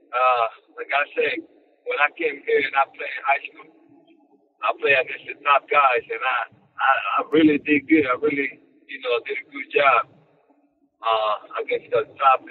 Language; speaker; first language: English; non-native, fluent; Spanish